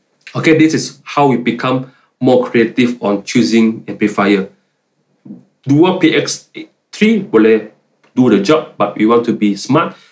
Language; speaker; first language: English; non-native, local second language; Malay